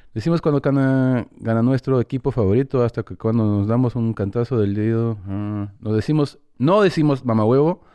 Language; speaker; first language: Spanish; early bilingual, heritage; English